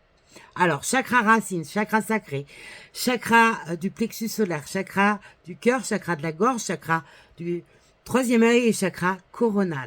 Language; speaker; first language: French; native; French